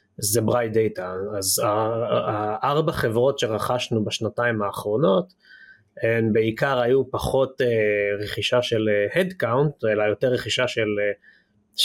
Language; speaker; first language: Hebrew; native; Hebrew